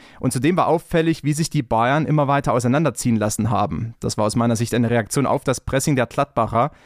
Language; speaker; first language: German; native; German